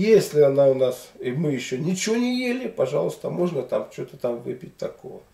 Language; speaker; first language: Russian; native; Russian